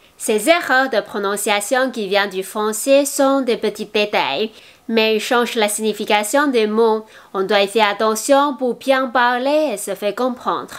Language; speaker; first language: French; non-native, fluent; Chinese